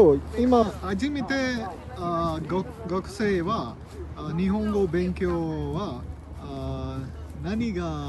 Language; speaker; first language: Japanese; non-native, learner; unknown